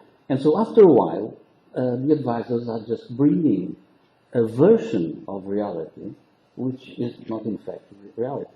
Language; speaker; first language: English; non-native, local second language; Portuguese